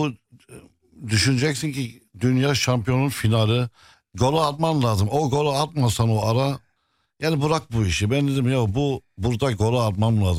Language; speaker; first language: Turkish; non-native, fluent; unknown